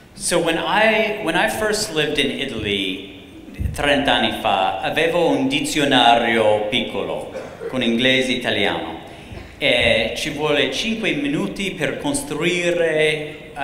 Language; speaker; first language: Italian; non-native, learner; English